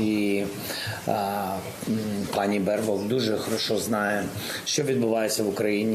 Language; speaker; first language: Ukrainian; non-native, local second language; Russian